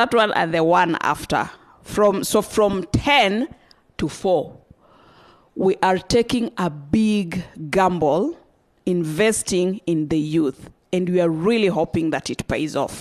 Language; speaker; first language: English; non-native, local second language; Luyia